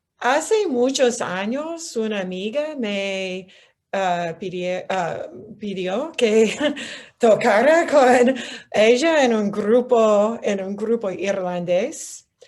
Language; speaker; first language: Spanish; non-native, fluent; English